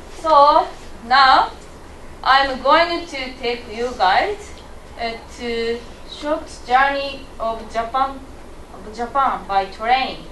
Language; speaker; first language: English; non-native, learner; Japanese